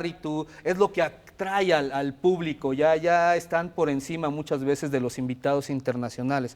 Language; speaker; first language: Spanish; native; Spanish